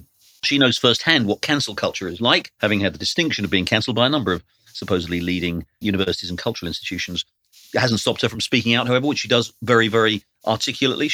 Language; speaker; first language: English; native; English